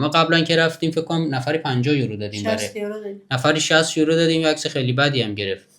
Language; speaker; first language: Persian; native; Persian